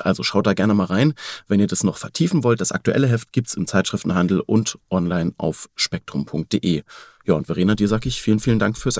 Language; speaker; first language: German; native; German